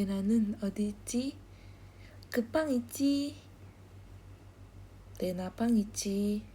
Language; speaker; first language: Korean; non-native, learner; Indonesian